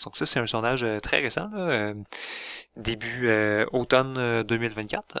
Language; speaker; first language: French; native; French